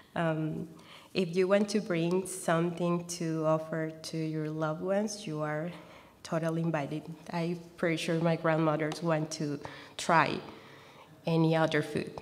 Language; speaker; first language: English; non-native, fluent; Spanish